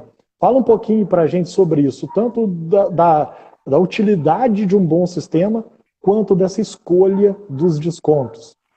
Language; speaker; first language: Portuguese; native; Portuguese